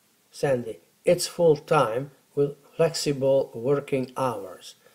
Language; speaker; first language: English; non-native, fluent; Albanian